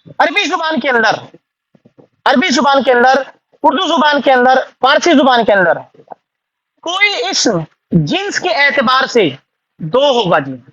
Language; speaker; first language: Urdu; native; Urdu